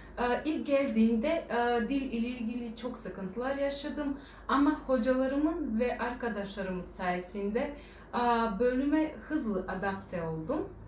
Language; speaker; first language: Turkish; non-native, fluent; Serbian